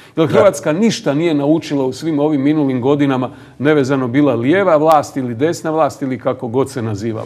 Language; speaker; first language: Croatian; native; Croatian